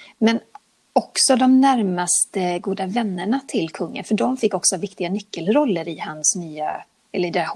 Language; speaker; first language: Swedish; native; Swedish